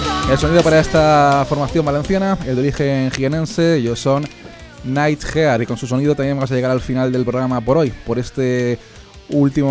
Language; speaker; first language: Spanish; native; Spanish